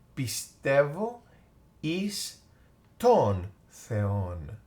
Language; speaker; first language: Greek; non-native, fluent; English